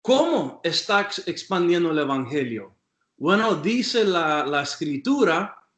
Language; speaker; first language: Spanish; non-native, fluent; English